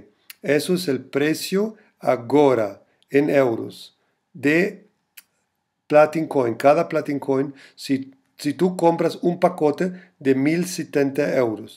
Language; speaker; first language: Spanish; non-native, fluent; German